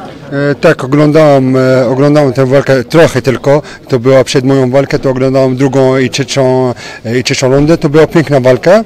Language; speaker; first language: Polish; non-native, fluent; French